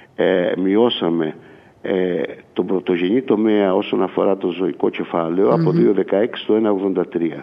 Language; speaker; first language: Greek; native; Greek